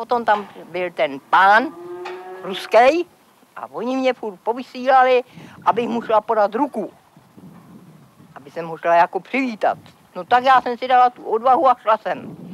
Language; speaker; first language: Czech; native; Czech